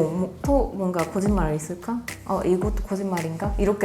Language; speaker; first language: Korean; non-native, fluent; Japanese